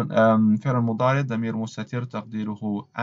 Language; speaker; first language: Arabic; non-native, learner; English